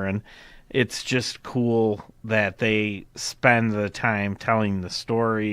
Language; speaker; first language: English; native; English